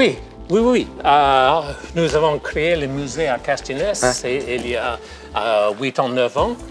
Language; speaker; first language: French; non-native, fluent; English